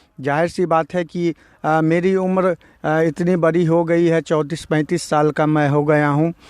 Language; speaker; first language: Hindi; native; Hindi